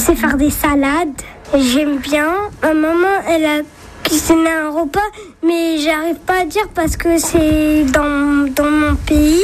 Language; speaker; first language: French; early bilingual, other home language; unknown